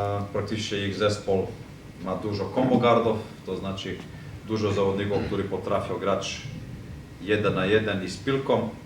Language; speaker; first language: Polish; non-native, fluent; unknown